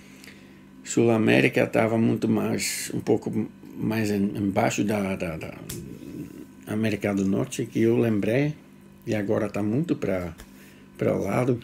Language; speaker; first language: Portuguese; non-native, fluent; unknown